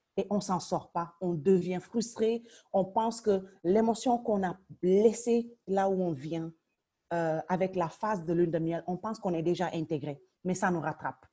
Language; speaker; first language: French; non-native, local second language; Wolof